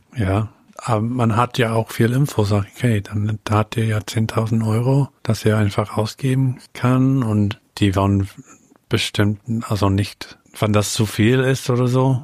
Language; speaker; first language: German; non-native, fluent; English